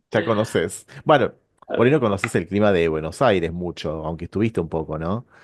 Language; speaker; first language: Spanish; native; Spanish